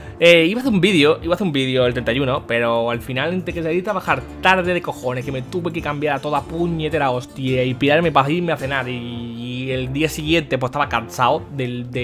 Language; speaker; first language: Spanish; native; Spanish